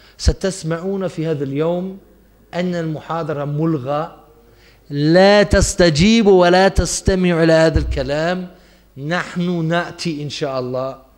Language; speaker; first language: Arabic; non-native, fluent; German